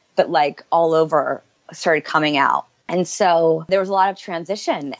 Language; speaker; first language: English; native; English